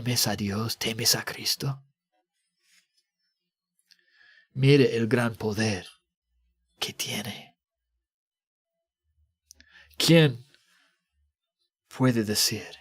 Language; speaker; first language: Spanish; non-native, fluent; English